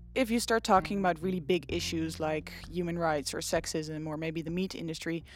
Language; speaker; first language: English; non-native, fluent; Dutch